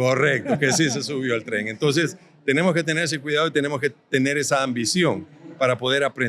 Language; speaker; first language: Spanish; native; Spanish